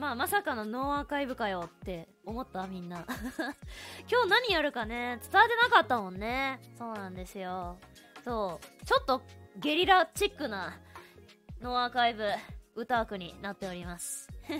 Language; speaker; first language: Japanese; native; Japanese